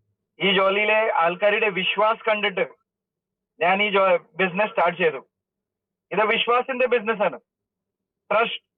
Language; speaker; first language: Malayalam; early bilingual, heritage; Malayalam